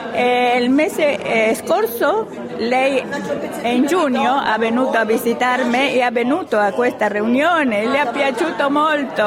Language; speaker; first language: Italian; non-native, fluent; Spanish